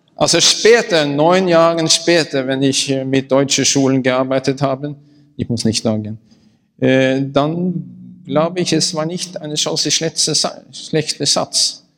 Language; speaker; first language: German; non-native, learner; Norwegian